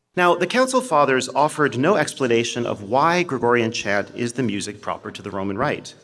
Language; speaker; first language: English; native; English